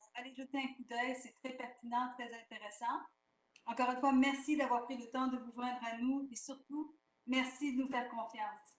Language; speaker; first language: French; native; French